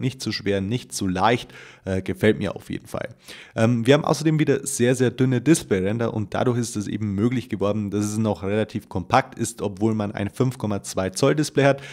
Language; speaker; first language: German; native; German